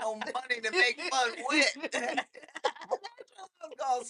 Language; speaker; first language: English; native; English